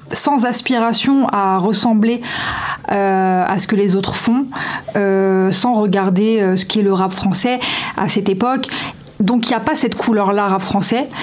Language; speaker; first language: French; native; French